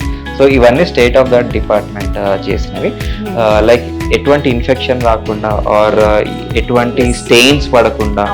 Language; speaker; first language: Telugu; native; Telugu